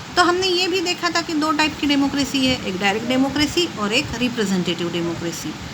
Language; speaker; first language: Hindi; non-native, local second language; Marathi